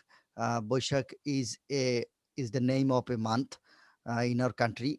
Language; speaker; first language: English; non-native, learner; Bangla